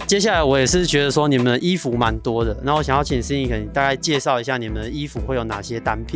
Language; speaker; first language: Chinese; native; Chinese